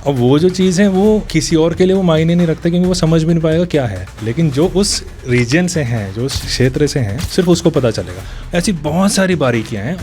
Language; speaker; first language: Hindi; non-native, local second language; Tulu